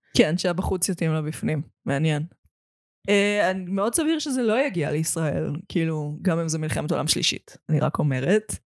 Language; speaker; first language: Hebrew; native; Hebrew